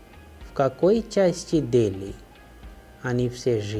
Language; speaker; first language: Russian; non-native, fluent; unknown